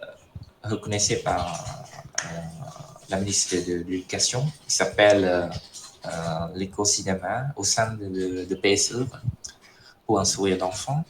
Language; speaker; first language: French; non-native, fluent; Khmer